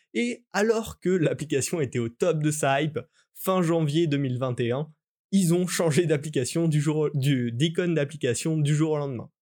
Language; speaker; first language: French; native; French